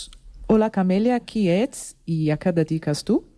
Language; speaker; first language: Catalan; non-native, learner; Portuguese